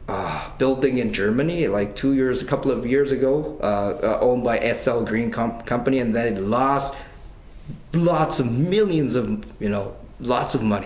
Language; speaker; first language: English; non-native, fluent; Korean